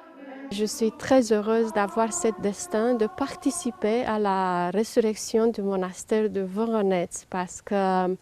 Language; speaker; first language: French; non-native, fluent; Romanian